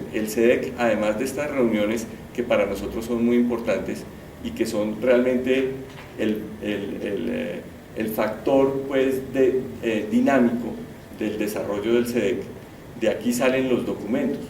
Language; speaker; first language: Spanish; native; Spanish